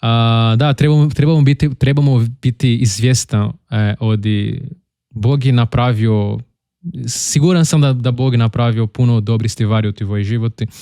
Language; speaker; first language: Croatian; non-native, learner; Portuguese